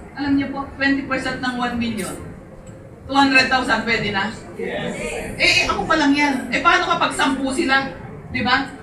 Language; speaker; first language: Filipino; native; Filipino